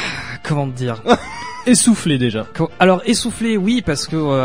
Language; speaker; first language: French; native; French